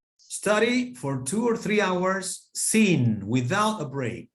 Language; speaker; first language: English; non-native, fluent; Spanish